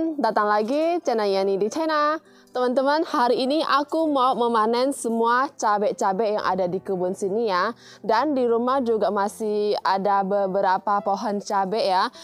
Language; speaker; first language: Indonesian; native; Indonesian